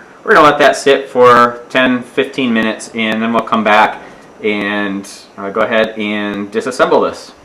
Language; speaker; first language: English; native; English